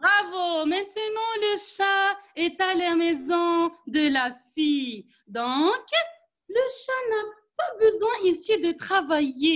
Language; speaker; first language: French; non-native, local second language; Arabic